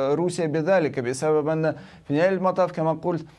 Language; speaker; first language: Arabic; non-native, fluent; Russian